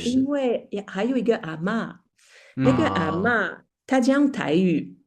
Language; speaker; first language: Chinese; non-native, fluent; French